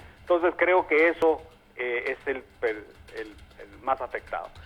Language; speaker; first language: Spanish; native; Spanish